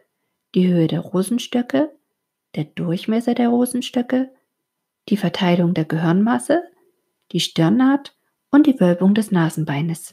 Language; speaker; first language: German; native; German